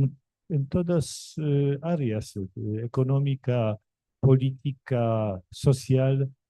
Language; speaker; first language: Spanish; non-native, fluent; Polish